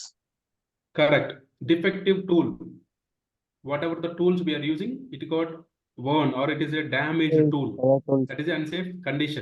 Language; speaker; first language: English; non-native, local second language; Telugu